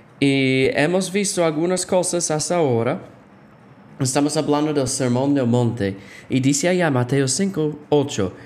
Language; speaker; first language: Spanish; non-native, fluent; English